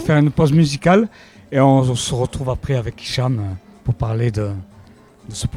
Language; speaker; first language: French; native; French